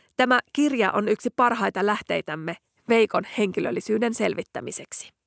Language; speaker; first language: Finnish; native; Finnish